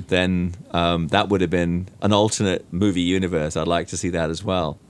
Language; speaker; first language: English; native; English